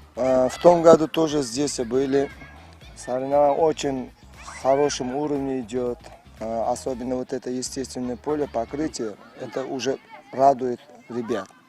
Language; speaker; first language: Russian; non-native, fluent; Uzbek